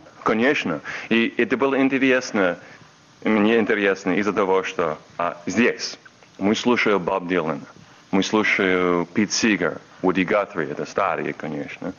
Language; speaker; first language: Russian; non-native, learner; English